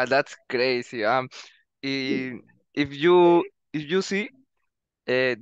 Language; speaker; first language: English; non-native, learner; Spanish